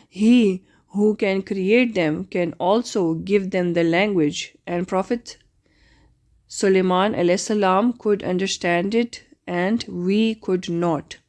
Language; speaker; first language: English; non-native, local second language; Urdu